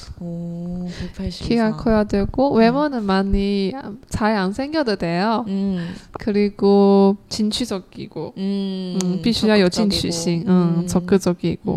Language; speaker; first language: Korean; non-native, learner; Chinese